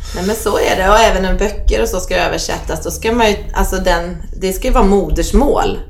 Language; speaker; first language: Swedish; native; Swedish